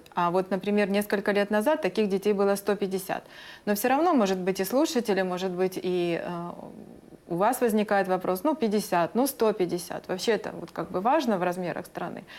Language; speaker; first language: Russian; native; Russian